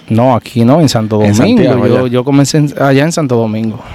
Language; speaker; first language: Spanish; native; Spanish